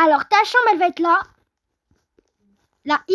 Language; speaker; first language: French; native; French